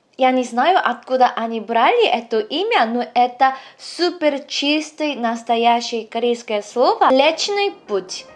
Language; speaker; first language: Russian; non-native, fluent; Korean